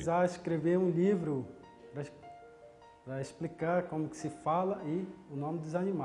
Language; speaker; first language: Portuguese; non-native, local second language; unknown